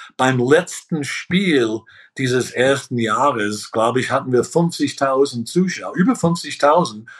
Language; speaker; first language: German; early bilingual, heritage; German